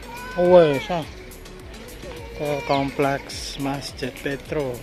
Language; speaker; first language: Indonesian; native; Indonesian